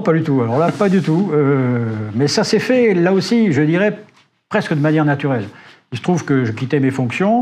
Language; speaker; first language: French; native; French